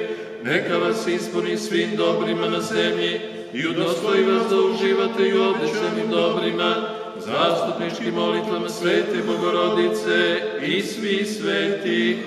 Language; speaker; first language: Bosnian; native; Bosnian